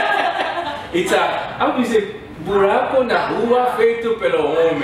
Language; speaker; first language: Portuguese; non-native, fluent; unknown